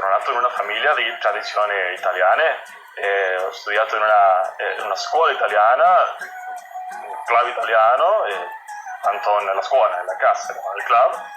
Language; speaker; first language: Italian; non-native, fluent; Spanish